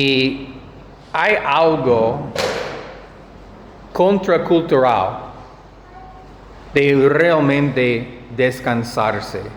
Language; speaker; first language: Spanish; non-native, fluent; English